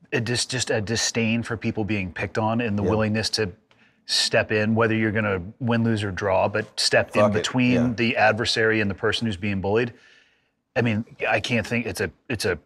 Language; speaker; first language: English; native; English